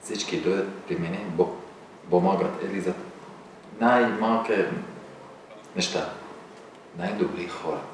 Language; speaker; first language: Bulgarian; non-native, learner; Arabic